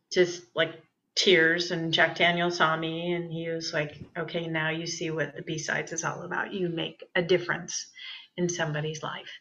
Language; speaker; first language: English; native; English